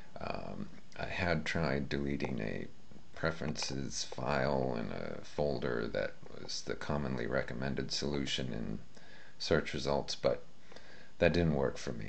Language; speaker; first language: English; native; English